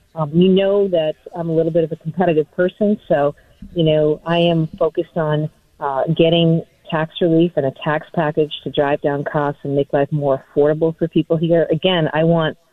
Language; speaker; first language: English; native; English